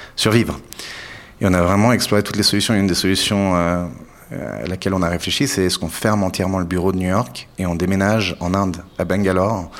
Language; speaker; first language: French; native; French